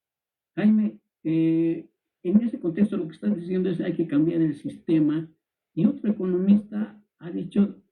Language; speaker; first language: Spanish; native; Spanish